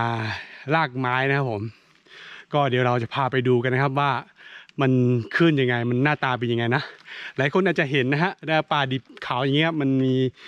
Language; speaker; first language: Thai; non-native, local second language; S'gaw Karen